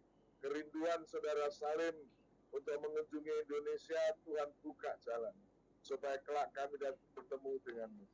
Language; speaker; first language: Indonesian; native; Indonesian